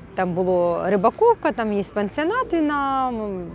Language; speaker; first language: Ukrainian; native; Ukrainian